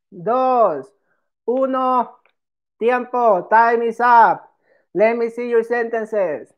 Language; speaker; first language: English; non-native, fluent; Spanish